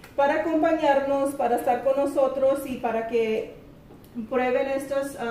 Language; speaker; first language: Spanish; early bilingual, heritage; Spanish